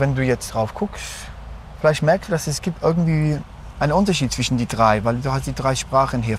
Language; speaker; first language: German; non-native, fluent; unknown